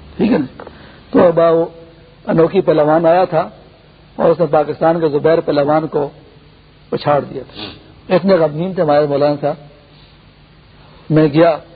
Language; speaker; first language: Urdu; non-native, local second language; Pashto